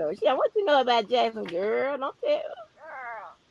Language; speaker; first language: English; native; English